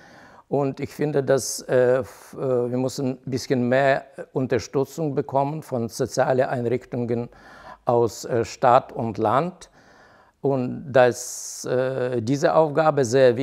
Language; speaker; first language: German; non-native, fluent; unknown